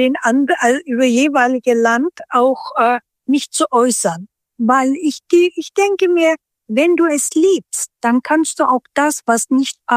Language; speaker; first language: German; non-native, local second language; Turkish